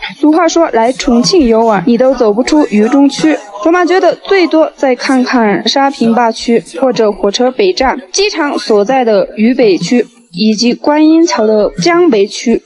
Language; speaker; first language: Chinese; non-native, local second language; Tibetan